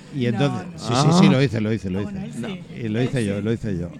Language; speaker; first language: Spanish; native; Spanish